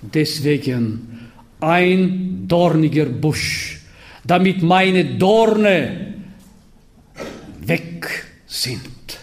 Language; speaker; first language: German; non-native, fluent; Bulgarian